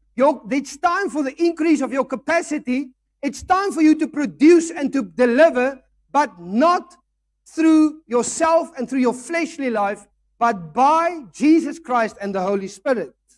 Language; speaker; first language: English; non-native, local second language; Afrikaans